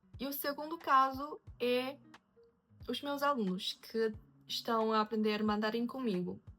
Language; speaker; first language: Portuguese; non-native, fluent; Chinese